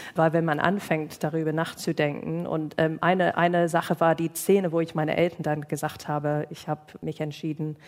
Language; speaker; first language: German; non-native, fluent; English